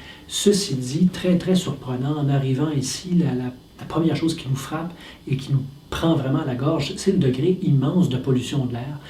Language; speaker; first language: French; native; French